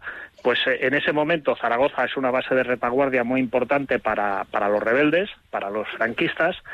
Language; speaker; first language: Spanish; native; Spanish